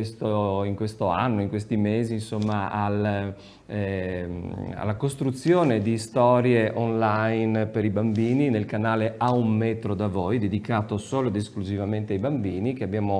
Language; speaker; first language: Italian; native; Italian